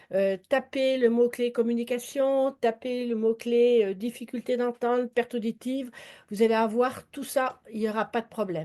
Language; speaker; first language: French; native; French